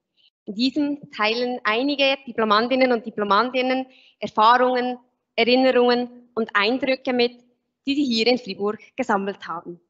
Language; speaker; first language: German; native; German